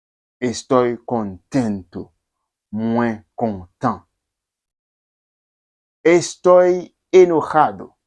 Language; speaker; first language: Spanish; non-native, fluent; Haitian Creole